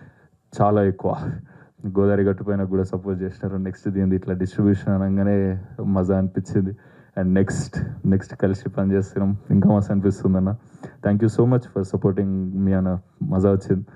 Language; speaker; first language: Telugu; native; Telugu